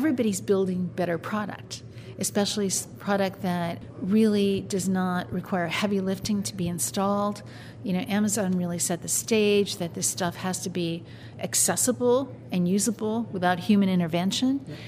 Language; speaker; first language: English; native; English